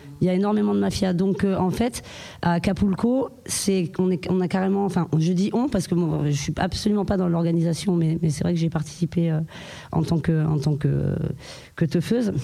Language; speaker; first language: French; native; French